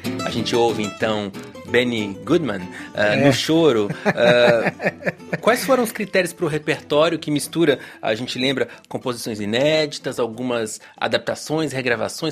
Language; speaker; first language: Portuguese; native; Portuguese